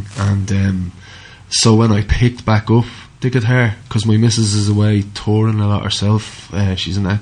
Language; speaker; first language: English; native; English